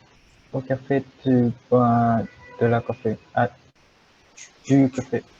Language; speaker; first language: French; non-native, learner; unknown